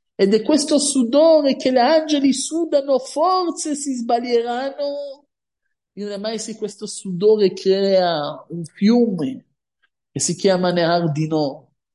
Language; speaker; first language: Italian; non-native, fluent; Hebrew